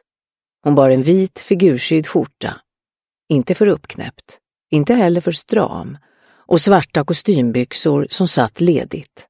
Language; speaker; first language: Swedish; native; Swedish